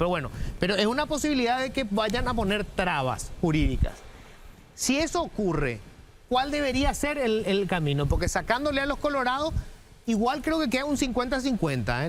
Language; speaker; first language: Spanish; native; Spanish